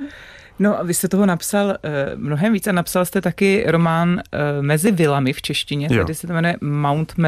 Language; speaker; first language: Czech; native; Czech